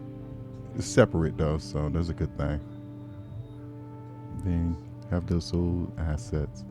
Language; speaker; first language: English; native; English